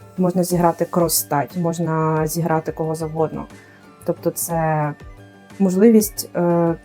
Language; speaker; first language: Ukrainian; native; Ukrainian